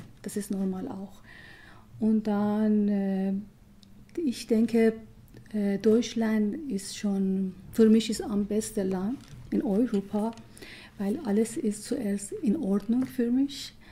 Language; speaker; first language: German; non-native, learner; Persian